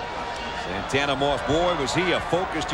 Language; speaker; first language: English; native; English